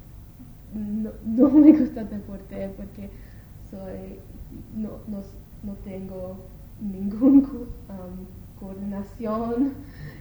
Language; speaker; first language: Spanish; non-native, learner; English